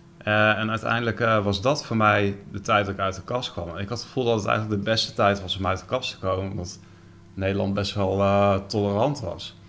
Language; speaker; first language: Dutch; native; Dutch